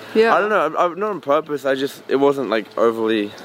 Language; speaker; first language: English; native; English